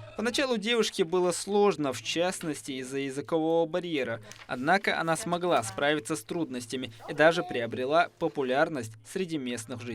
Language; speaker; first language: Russian; native; Russian